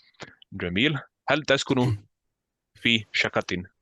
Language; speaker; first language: Arabic; non-native, fluent; Bosnian